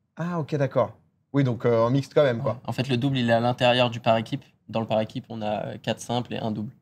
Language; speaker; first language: French; native; French